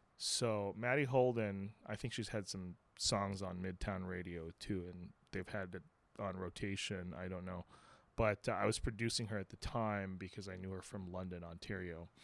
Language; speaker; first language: English; non-native, local second language; Filipino